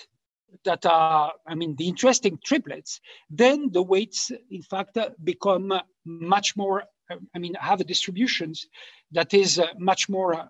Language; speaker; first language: English; non-native, fluent; French